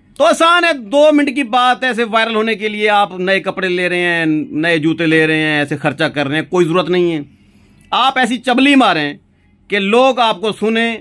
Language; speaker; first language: Urdu; non-native, local second language; Saraiki